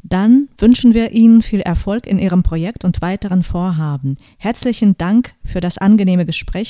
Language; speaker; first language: German; native; German